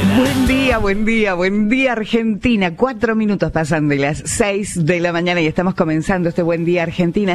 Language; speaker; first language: Spanish; native; Spanish